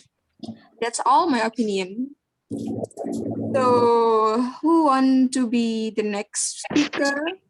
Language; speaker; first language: English; non-native, learner; Indonesian